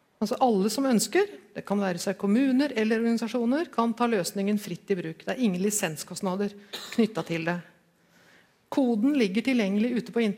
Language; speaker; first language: Norwegian; native; Norwegian